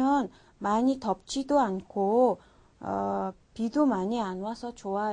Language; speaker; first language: Korean; non-native, fluent; Mongolian